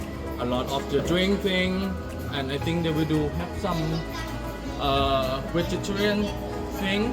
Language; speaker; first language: English; non-native, fluent; Thai